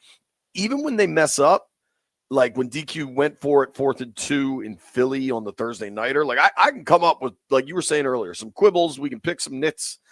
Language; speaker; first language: English; native; English